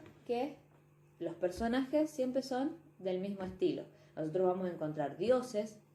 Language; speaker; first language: Spanish; native; Spanish